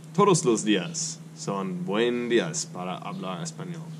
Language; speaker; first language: Spanish; non-native, learner; English